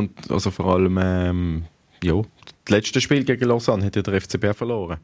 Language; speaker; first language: German; native; German